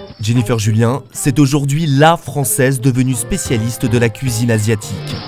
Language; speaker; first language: French; native; French